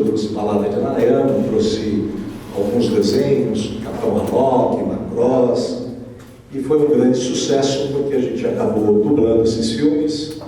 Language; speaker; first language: Portuguese; native; Portuguese